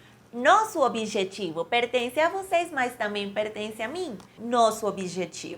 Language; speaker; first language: Portuguese; non-native, fluent; Spanish